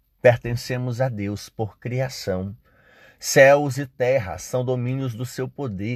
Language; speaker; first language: Portuguese; native; Portuguese